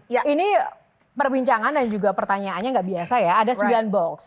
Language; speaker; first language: Indonesian; native; Indonesian